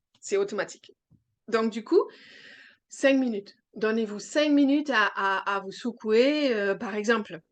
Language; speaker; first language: French; non-native, fluent; German